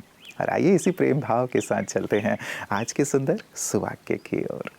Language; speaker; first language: Hindi; native; Hindi